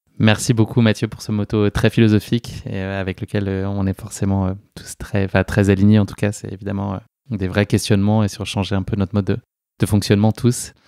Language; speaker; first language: French; native; French